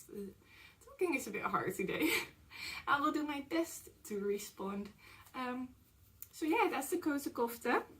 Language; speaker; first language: English; non-native, fluent; Dutch